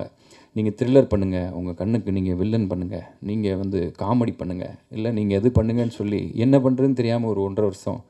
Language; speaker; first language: Tamil; native; Tamil